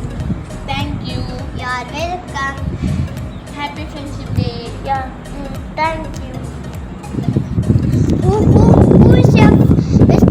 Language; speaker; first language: English; non-native, local second language; Tamil